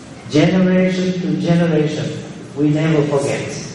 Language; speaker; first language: English; non-native, fluent; Vietnamese